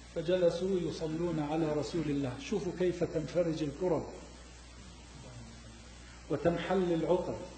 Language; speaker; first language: Arabic; native; Arabic